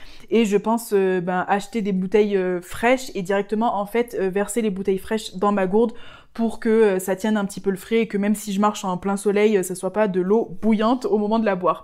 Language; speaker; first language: French; native; French